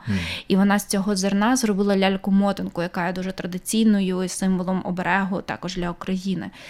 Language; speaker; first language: Ukrainian; native; Ukrainian